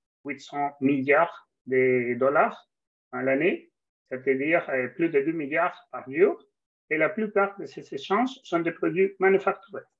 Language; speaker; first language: French; non-native, fluent; Spanish